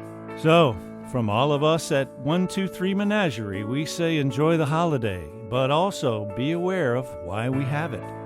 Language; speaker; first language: English; native; English